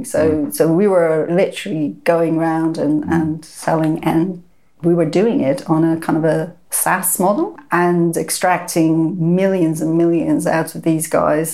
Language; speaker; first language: English; non-native, fluent; Persian